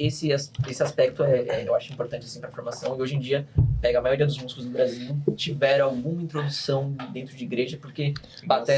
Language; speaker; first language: Portuguese; native; Portuguese